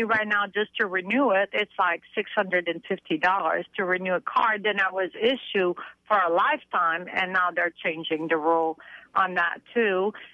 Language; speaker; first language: English; non-native, fluent; French